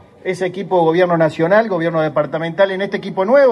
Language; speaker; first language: Spanish; native; Spanish